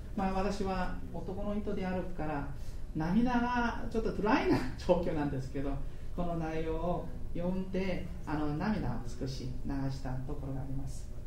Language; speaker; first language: Japanese; non-native, fluent; Korean